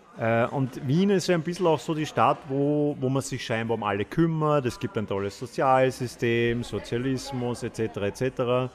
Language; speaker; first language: German; native; German